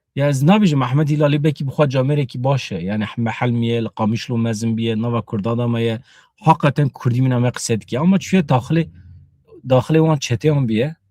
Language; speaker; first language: Kurdish; native; Kurdish